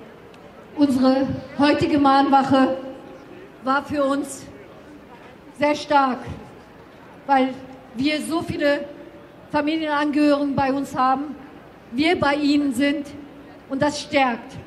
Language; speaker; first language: German; non-native, fluent; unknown